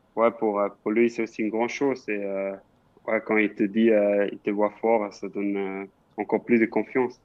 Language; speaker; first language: French; non-native, local second language; Swiss German